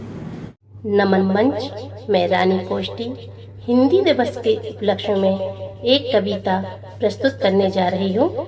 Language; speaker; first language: Hindi; native; Hindi